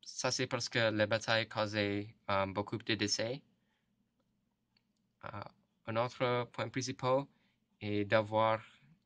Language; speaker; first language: French; non-native, learner; English